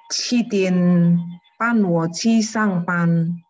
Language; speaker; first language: Chinese; non-native, learner; Indonesian